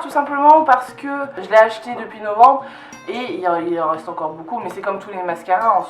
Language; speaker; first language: French; native; French